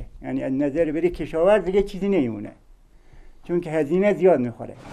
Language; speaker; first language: Persian; native; Persian